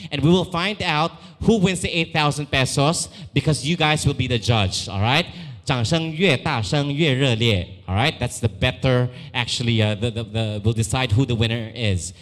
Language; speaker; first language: English; non-native, local second language; Filipino